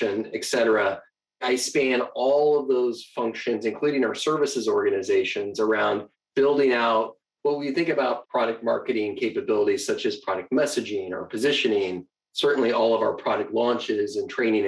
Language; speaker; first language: English; native; English